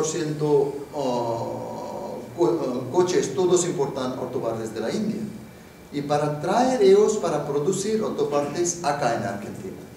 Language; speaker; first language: Spanish; non-native, fluent; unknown